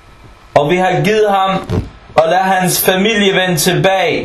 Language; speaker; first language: Danish; non-native, fluent; Arabic